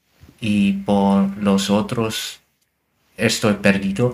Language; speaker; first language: Spanish; non-native, learner; German